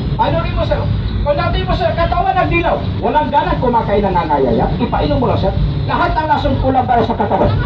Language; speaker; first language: Filipino; non-native, local second language; Cebuano